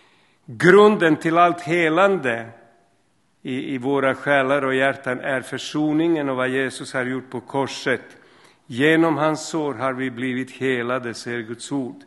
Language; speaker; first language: Swedish; non-native, fluent; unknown